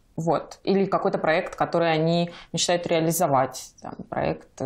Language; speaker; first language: Russian; native; Russian